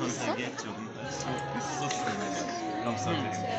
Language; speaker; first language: Korean; non-native, learner; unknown